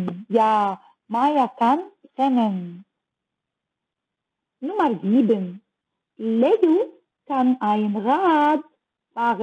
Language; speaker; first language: German; non-native, learner; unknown